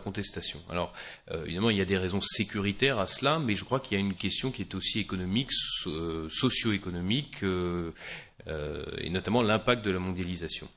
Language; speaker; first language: French; native; French